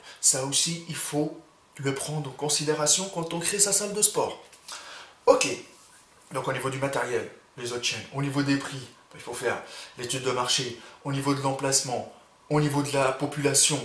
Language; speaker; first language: French; native; French